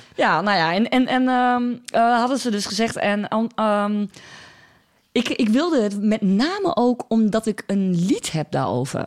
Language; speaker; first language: Dutch; native; Dutch